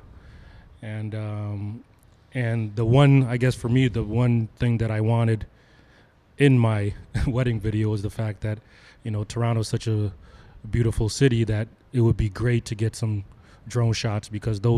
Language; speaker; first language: English; native; English